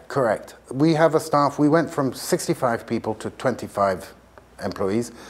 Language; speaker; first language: English; native; English